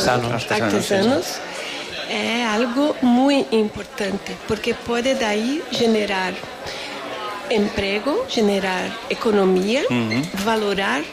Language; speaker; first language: Spanish; non-native, fluent; Portuguese